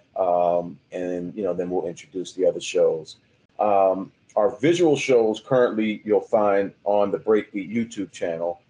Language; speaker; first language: English; native; English